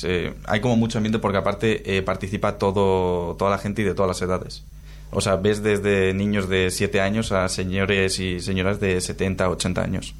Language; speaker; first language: Spanish; native; Spanish